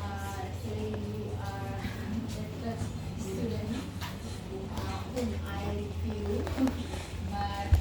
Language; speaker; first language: English; non-native, fluent; Indonesian